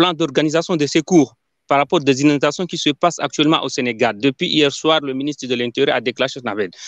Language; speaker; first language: French; non-native, local second language; Ngazidja Comorian